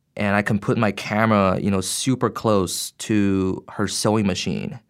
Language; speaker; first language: English; non-native, fluent; Chinese